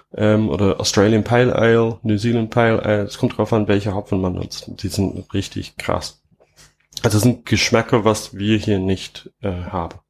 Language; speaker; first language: German; non-native, fluent; English